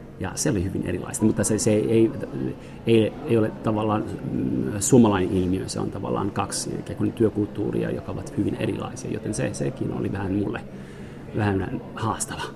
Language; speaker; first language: Finnish; non-native, fluent; French